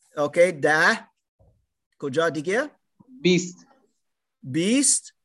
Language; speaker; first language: Persian; non-native, learner; German